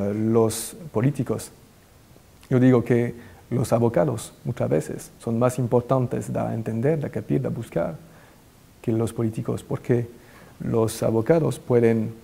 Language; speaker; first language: Spanish; non-native, fluent; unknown